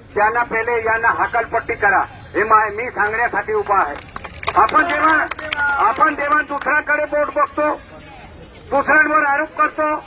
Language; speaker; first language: Marathi; non-native, local second language; Bhili